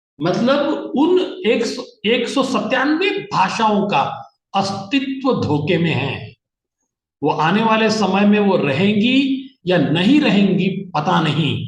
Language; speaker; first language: Hindi; non-native, local second language; Marathi